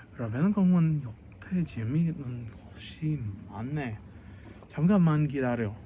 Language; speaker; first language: Korean; non-native, learner; English